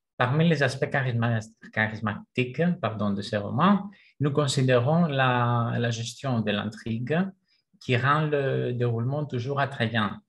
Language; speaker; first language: French; non-native, fluent; Greek